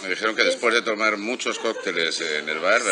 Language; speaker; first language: Spanish; native; Spanish